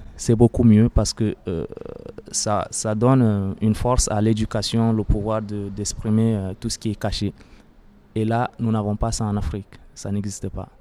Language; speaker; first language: French; non-native, fluent; Arabic